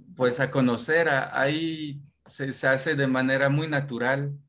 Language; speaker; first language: Spanish; non-native, fluent; French